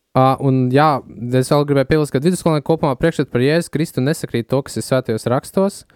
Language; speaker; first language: Latvian; native; Latvian